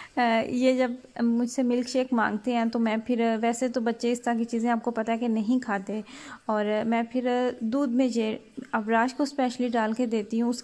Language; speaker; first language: Urdu; native; Urdu